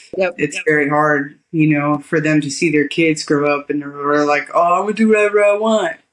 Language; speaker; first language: English; early bilingual, other home language; Malay